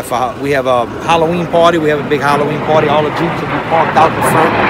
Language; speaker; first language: English; native; English